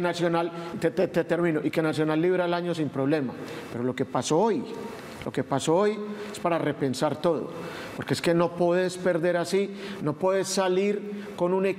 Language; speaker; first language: Spanish; native; Spanish